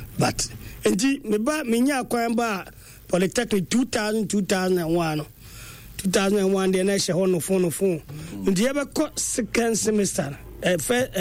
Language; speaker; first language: English; non-native, local second language; Akan